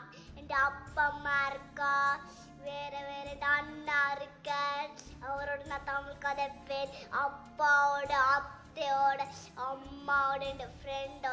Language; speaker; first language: Tamil; early bilingual, heritage; Tamil